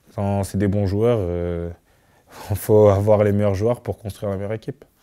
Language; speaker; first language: French; native; French